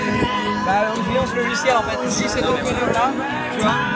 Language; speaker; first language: French; native; French